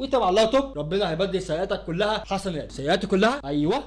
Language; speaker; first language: Arabic; native; Arabic